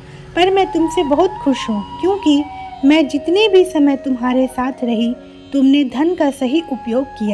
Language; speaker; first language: Hindi; native; Hindi